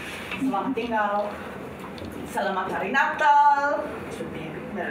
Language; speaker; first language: Indonesian; non-native, fluent; German